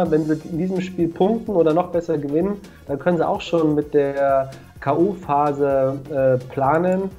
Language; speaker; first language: German; native; German